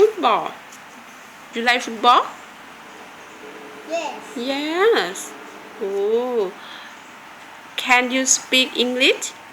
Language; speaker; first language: English; non-native, learner; Thai